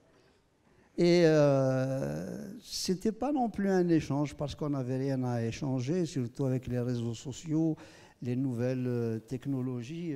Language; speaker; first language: French; non-native, local second language; Kabyle